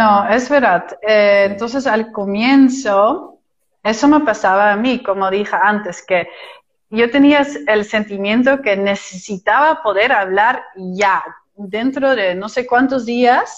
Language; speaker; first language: Spanish; non-native, fluent; Dutch